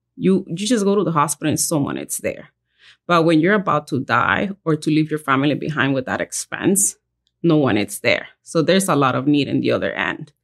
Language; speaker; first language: English; early bilingual, other home language; Spanish